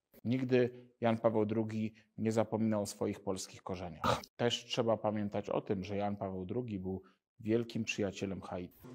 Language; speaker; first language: Polish; native; Polish